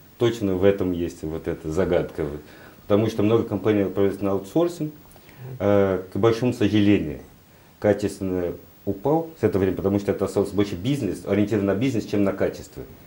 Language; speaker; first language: Russian; non-native, fluent; Portuguese